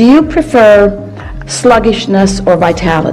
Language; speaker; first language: English; native; English